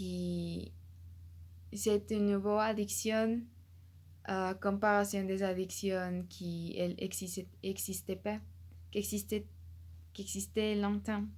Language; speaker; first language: French; non-native, learner; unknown